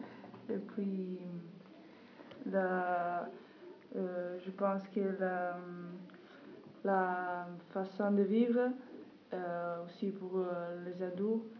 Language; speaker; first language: French; non-native, learner; Italian